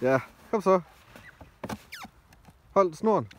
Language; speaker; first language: Danish; native; Danish